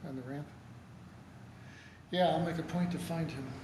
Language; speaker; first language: English; native; English